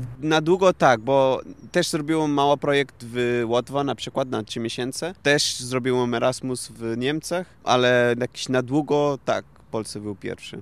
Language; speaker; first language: Polish; non-native, learner; Portuguese